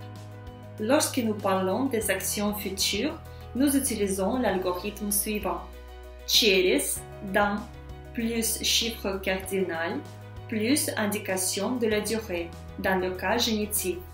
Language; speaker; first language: French; non-native, fluent; Russian